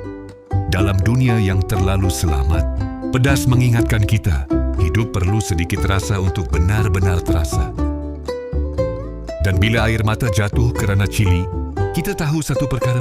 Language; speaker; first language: Malay; native; Malay